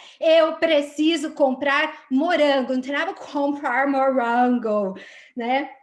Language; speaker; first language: Portuguese; native; Portuguese